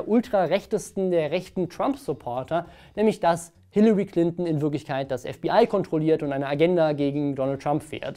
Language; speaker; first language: German; native; German